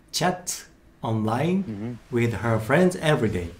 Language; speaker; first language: English; non-native, learner; Japanese